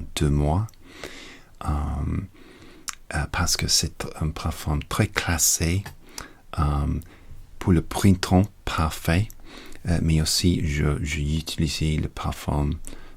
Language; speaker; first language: French; non-native, learner; English